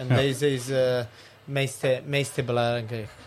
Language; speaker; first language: Dutch; non-native, learner; Serbian